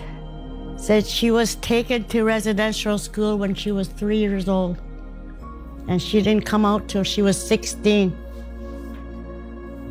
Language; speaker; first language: English; non-native, fluent; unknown